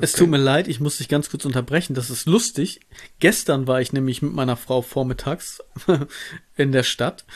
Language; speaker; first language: German; native; German